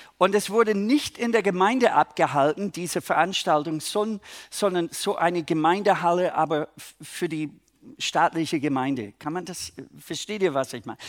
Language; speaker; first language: German; non-native, fluent; English